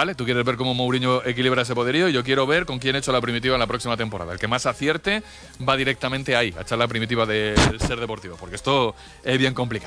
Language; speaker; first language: Spanish; native; Spanish